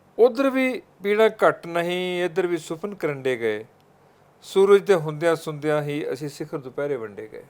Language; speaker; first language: Punjabi; native; Punjabi